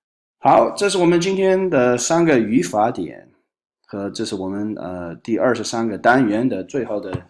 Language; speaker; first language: Chinese; non-native, fluent; English